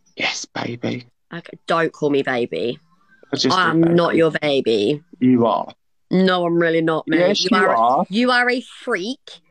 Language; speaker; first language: English; native; English